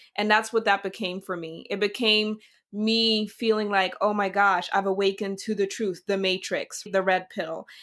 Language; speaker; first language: English; early bilingual, other home language; Dutch